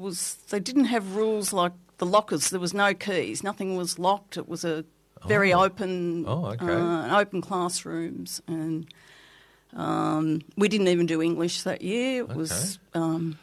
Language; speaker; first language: English; native; English